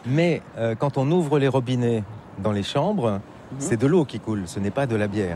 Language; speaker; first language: French; native; French